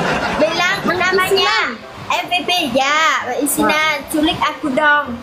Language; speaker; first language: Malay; non-native, fluent; Vietnamese